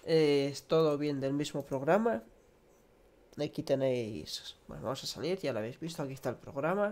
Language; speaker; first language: Spanish; native; Spanish